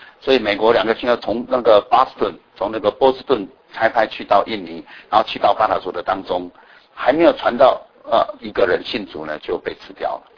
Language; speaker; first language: Chinese; native; Chinese